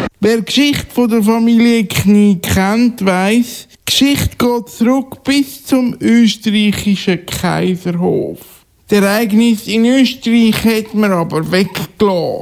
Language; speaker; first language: German; native; German